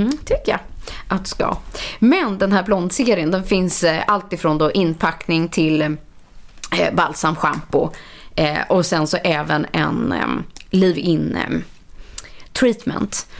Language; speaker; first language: Swedish; native; Swedish